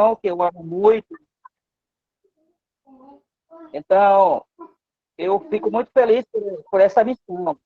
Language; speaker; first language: Portuguese; non-native, local second language; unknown